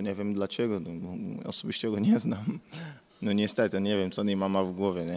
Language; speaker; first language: Polish; non-native, learner; Portuguese